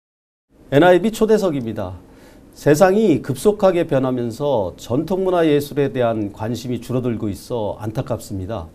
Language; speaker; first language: Korean; native; Korean